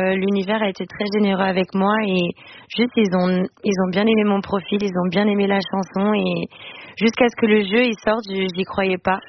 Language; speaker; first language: French; non-native, fluent; Spanish